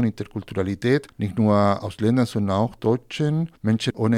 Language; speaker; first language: German; non-native, fluent; Spanish